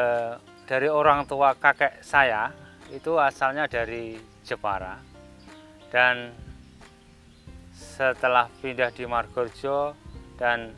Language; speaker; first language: Indonesian; non-native, local second language; Javanese